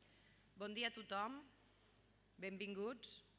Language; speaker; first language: Catalan; native; Catalan